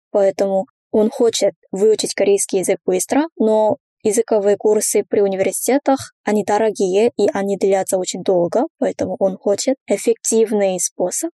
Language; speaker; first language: Russian; non-native, fluent; Korean